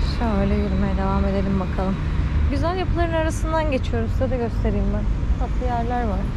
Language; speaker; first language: Turkish; native; Turkish